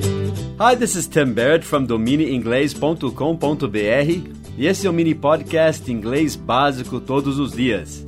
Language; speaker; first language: Portuguese; non-native, fluent; English